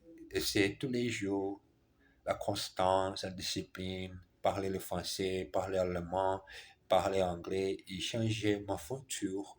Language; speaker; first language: French; non-native, learner; German